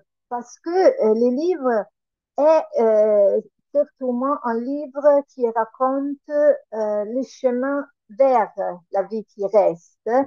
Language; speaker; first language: French; non-native, learner; Italian